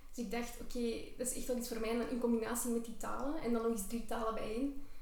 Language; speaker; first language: Dutch; early bilingual, other home language; Albanian